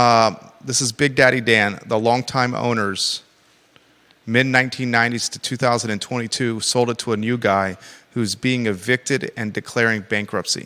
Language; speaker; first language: English; native; English